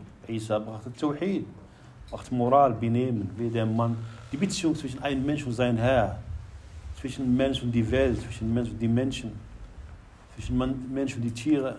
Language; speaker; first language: German; non-native, fluent; Arabic